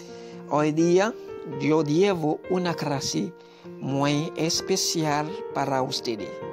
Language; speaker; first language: Spanish; non-native, local second language; Haitian Creole